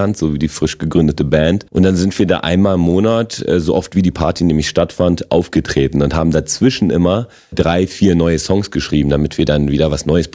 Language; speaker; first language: German; non-native, local second language; Polish